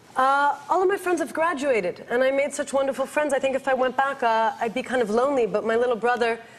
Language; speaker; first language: English; native; English